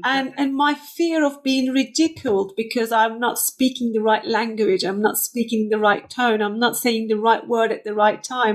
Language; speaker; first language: English; non-native, fluent; Turkish